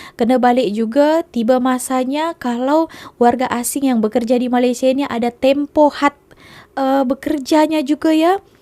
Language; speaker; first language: Indonesian; native; Indonesian